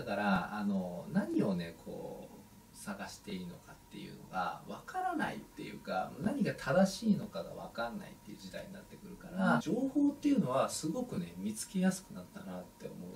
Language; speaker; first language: Japanese; native; Japanese